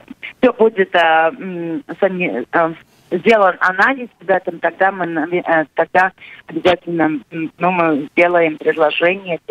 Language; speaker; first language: Russian; non-native, local second language; Latvian